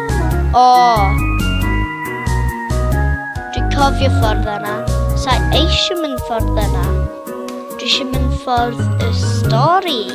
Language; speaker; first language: Welsh; non-native, local second language; English